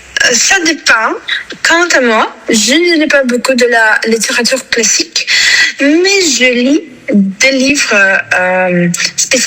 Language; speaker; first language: French; non-native, fluent; Russian